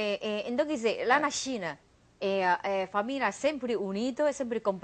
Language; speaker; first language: Portuguese; non-native, learner; Chinese